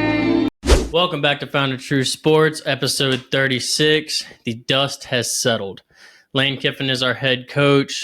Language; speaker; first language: English; native; English